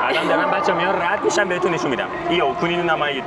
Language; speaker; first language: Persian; native; Persian